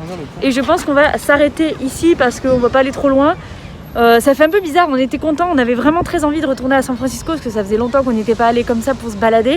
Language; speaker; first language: French; native; French